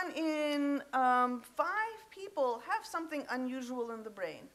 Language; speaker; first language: English; native; English